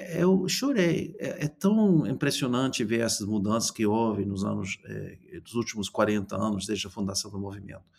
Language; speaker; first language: Portuguese; non-native, fluent; English